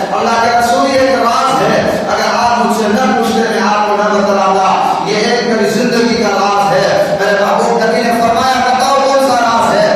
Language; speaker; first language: Urdu; non-native, local second language; Sindhi